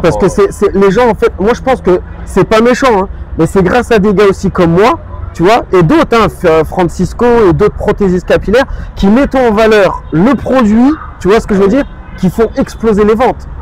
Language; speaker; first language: French; native; French